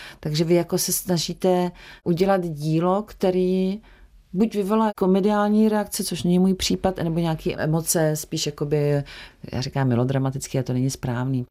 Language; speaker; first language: Czech; native; Czech